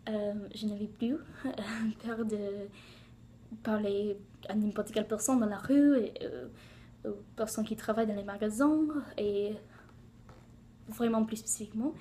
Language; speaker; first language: French; non-native, learner; English